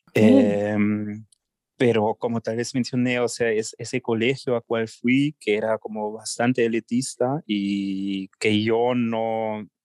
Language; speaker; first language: Spanish; early bilingual, heritage; German